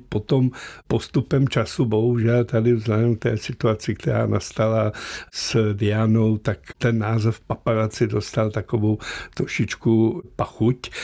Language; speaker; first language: Czech; early bilingual, other home language; Slovenian